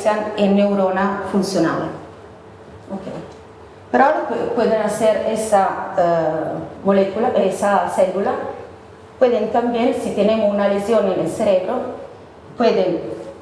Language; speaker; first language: Spanish; non-native, fluent; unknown